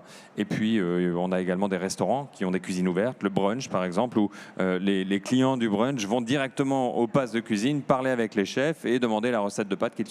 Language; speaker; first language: French; native; French